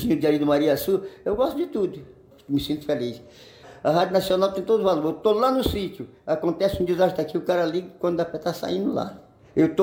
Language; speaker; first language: Portuguese; native; Portuguese